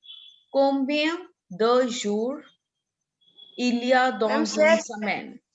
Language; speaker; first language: French; non-native, fluent; Hindi